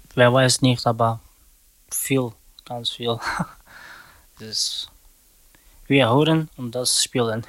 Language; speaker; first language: German; non-native, learner; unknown